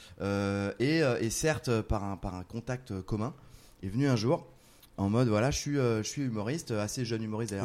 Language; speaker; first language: French; native; French